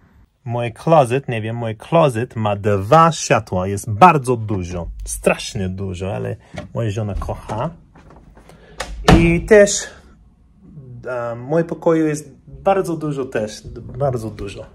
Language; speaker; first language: Polish; non-native, learner; English